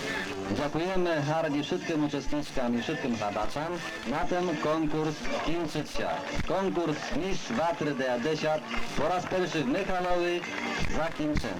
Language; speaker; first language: Polish; non-native, local second language; Rusyn